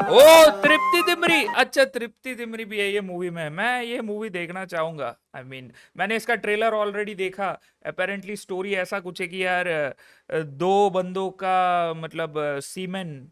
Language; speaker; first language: Hindi; non-native, local second language; Malayalam